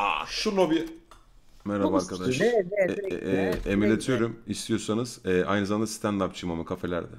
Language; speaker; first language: Turkish; early bilingual, heritage; Turkish